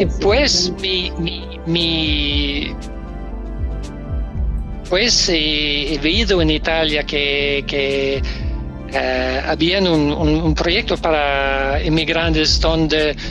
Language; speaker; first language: Spanish; non-native, learner; Danish